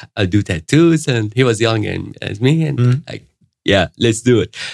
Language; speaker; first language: English; non-native, fluent; Arabic